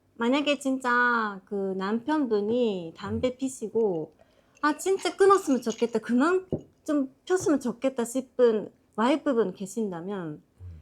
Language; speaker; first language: Korean; non-native, fluent; Japanese